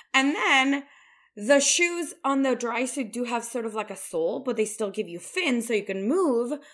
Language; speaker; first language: English; non-native, fluent; Spanish